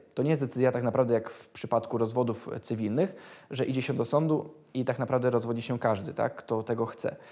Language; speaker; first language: Polish; native; Polish